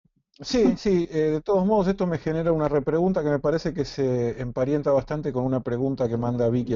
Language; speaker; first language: Spanish; native; Spanish